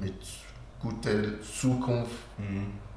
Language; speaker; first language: German; non-native, learner; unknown